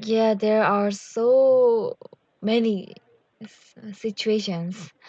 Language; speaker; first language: English; non-native, learner; Korean